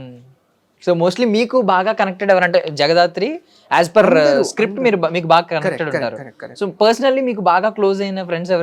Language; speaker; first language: Telugu; native; Telugu